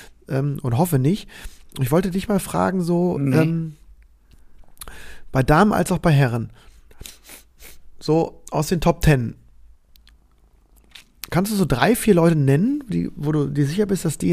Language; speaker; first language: German; native; German